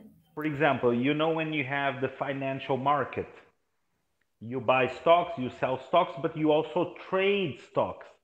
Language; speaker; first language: English; non-native, fluent; Portuguese